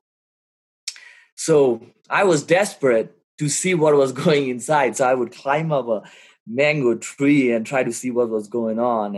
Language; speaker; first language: English; non-native, local second language; Bangla